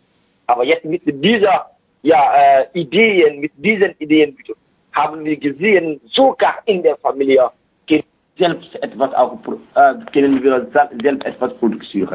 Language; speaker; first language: German; non-native, fluent; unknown